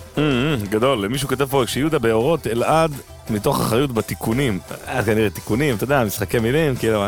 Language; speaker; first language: Hebrew; native; Hebrew